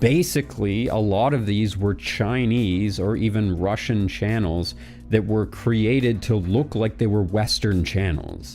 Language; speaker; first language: English; native; English